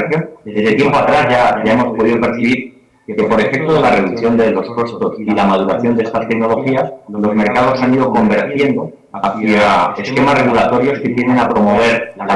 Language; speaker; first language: Spanish; native; Spanish